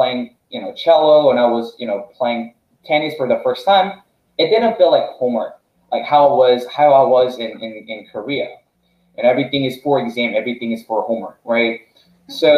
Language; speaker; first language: English; non-native, fluent; Korean